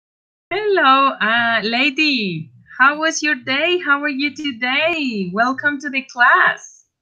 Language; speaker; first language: English; non-native, fluent; Spanish